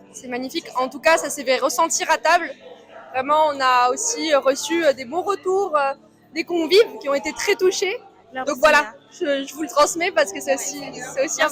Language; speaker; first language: French; native; French